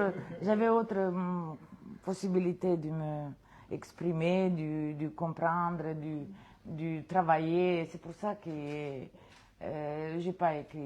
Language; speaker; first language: French; non-native, fluent; Romanian